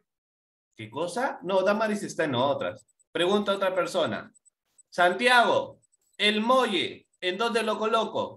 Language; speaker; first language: Spanish; native; Spanish